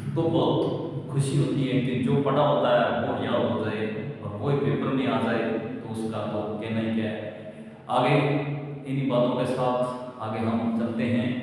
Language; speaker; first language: Hindi; native; Hindi